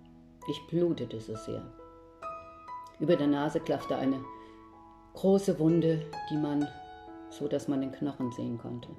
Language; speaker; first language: German; native; German